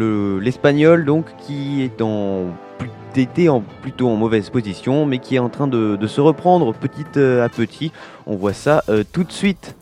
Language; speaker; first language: French; native; French